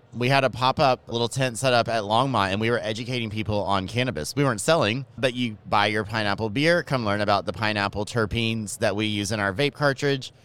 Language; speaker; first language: English; native; English